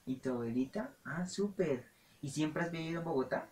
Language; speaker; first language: Spanish; native; Spanish